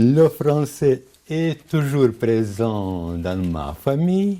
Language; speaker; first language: French; non-native, fluent; Lithuanian